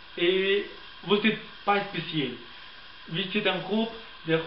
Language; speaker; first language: French; non-native, learner; Spanish